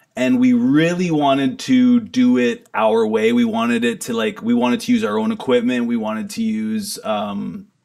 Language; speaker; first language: English; native; English